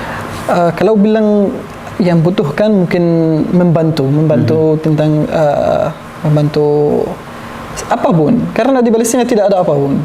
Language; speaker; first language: Indonesian; non-native, learner; Arabic